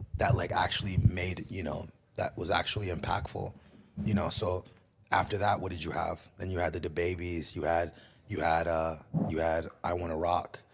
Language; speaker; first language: English; early bilingual, other home language; Spanish